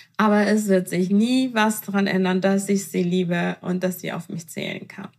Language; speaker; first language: German; non-native, fluent; Persian